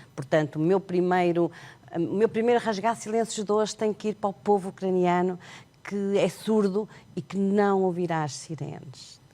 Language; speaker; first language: Portuguese; non-native, local second language; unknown